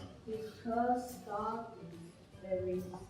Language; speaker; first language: English; non-native, learner; Chinese